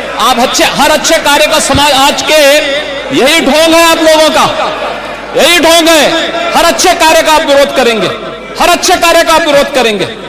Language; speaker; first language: Hindi; native; Hindi